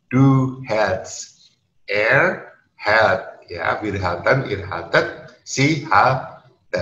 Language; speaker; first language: German; non-native, learner; Indonesian